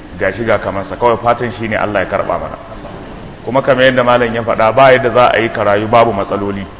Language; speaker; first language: Hausa; native; Hausa